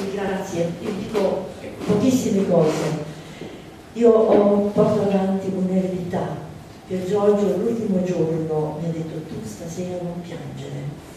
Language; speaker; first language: Italian; non-native, local second language; German